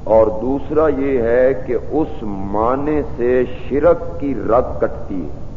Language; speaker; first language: Urdu; non-native, local second language; Punjabi